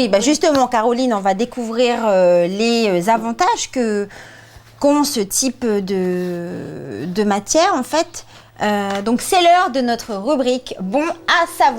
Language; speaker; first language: French; native; French